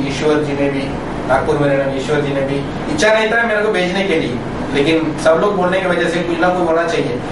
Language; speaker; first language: Hindi; non-native, local second language; Tamil